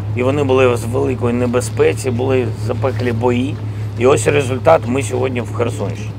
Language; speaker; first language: Ukrainian; non-native, local second language; Russian